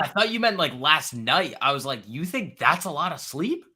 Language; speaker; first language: English; native; English